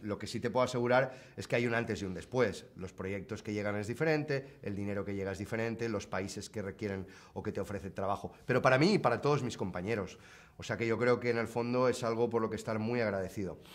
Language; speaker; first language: Spanish; native; Spanish